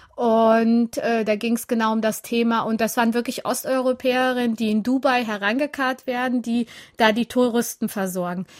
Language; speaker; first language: German; early bilingual, other home language; Albanian